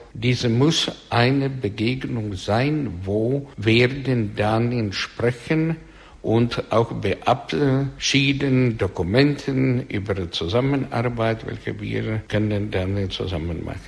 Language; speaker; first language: German; non-native, learner; Russian